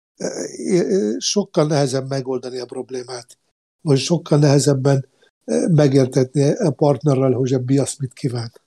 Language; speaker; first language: Hungarian; non-native, fluent; Arabic